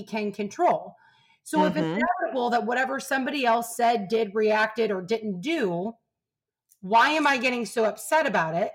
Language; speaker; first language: English; native; English